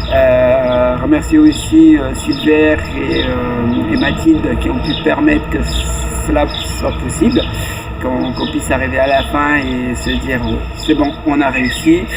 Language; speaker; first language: French; native; French